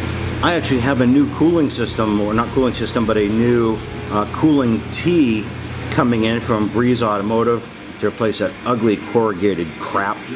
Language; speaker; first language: English; native; English